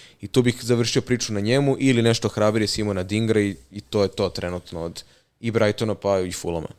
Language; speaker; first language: Serbian; native; Serbian